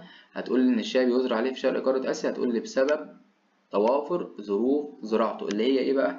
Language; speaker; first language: Arabic; native; Arabic